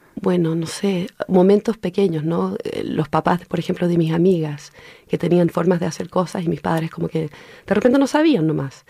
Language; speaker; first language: Spanish; early bilingual, heritage; Spanish